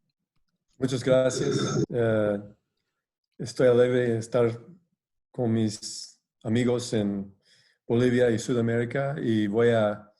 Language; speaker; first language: Spanish; non-native, fluent; English